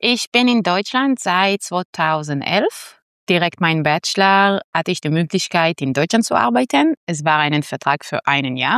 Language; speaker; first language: German; non-native, fluent; Hebrew